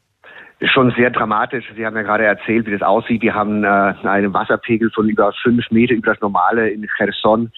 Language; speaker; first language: German; non-native, fluent; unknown